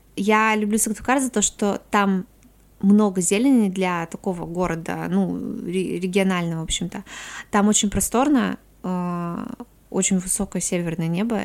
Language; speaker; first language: Russian; native; Russian